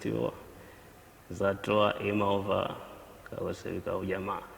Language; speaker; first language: Macedonian; non-native, learner; Swahili